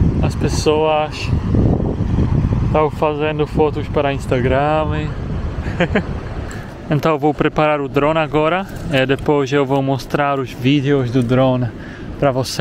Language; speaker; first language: Portuguese; non-native, fluent; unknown